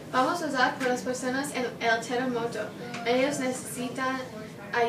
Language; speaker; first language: Spanish; non-native, learner; English